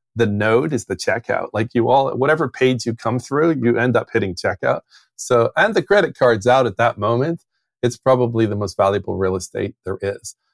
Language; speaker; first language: English; native; English